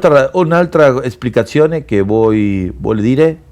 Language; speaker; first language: Italian; non-native, local second language; Spanish